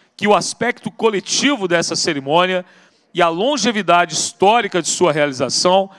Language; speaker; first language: Portuguese; native; Portuguese